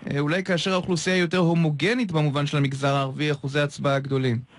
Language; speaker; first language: Hebrew; native; Hebrew